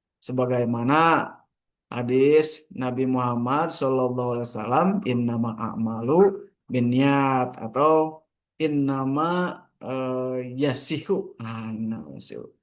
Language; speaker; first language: Indonesian; non-native, local second language; Sundanese